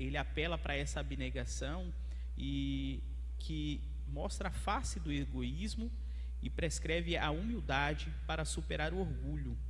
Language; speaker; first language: Portuguese; native; Portuguese